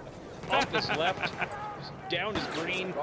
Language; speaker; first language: English; native; English